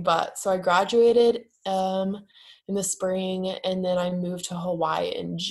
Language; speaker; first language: English; native; English